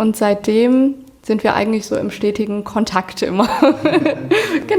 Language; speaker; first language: German; native; German